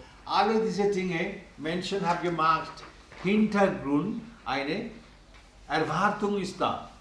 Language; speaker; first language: German; non-native, learner; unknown